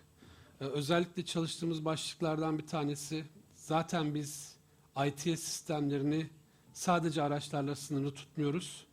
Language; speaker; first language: Turkish; native; Turkish